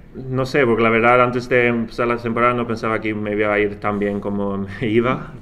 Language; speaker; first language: Spanish; non-native, fluent; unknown